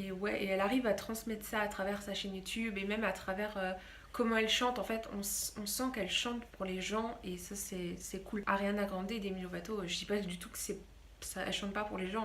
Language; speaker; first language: French; native; French